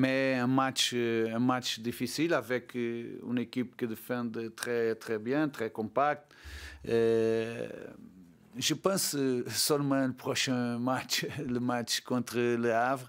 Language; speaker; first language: French; non-native, learner; Portuguese